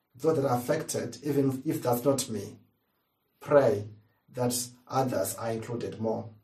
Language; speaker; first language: English; non-native, local second language; Shona